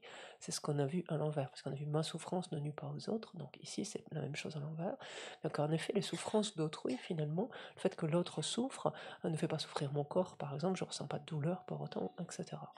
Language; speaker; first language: French; native; French